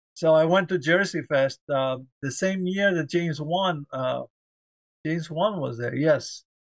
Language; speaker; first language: English; early bilingual, other home language; Spanish